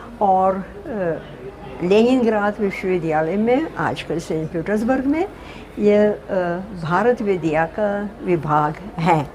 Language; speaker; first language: Hindi; non-native, fluent; Russian